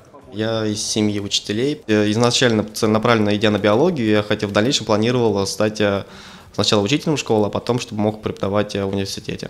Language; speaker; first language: Russian; native; Russian